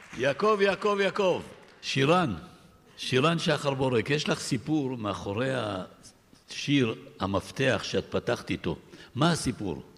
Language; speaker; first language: Hebrew; early bilingual, other home language; Arabic